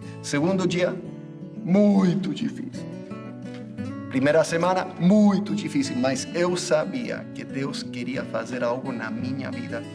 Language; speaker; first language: Portuguese; non-native, fluent; English